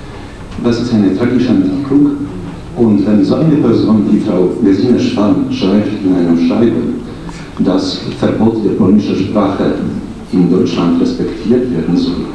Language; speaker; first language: German; non-native, fluent; Polish